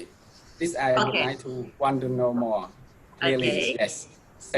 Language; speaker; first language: English; non-native, learner; Khmer